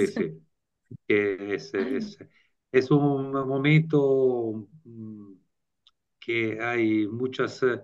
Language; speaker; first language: Spanish; non-native, learner; Italian